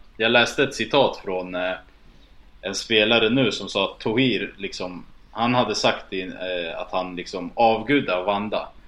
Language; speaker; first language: Swedish; early bilingual, other home language; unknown